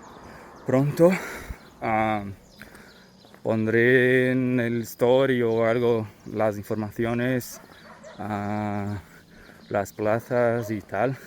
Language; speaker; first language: Spanish; non-native, fluent; Portuguese